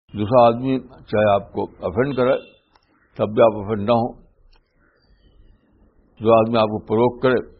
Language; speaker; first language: Urdu; native; Urdu